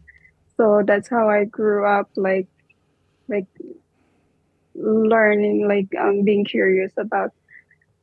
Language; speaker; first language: English; non-native, local second language; Filipino